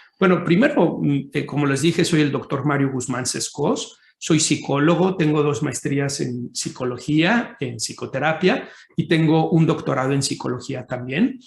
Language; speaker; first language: Spanish; native; Spanish